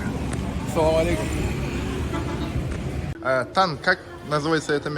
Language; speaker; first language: Russian; non-native, local second language; Kazakh